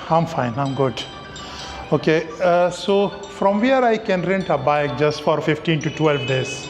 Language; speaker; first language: English; non-native, learner; Urdu